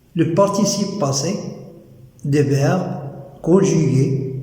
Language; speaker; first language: French; non-native, local second language; Arabic